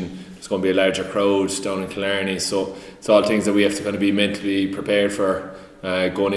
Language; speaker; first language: English; native; English